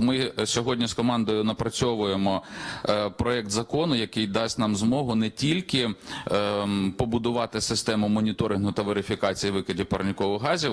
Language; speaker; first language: Ukrainian; native; Ukrainian